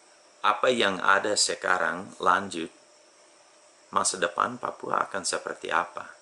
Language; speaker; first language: Indonesian; non-native, fluent; English